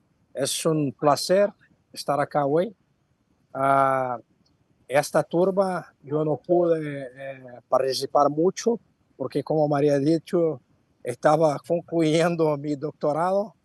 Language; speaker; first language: Spanish; non-native, fluent; Portuguese